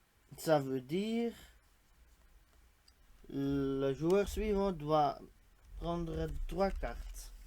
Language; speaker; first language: French; non-native, local second language; Dutch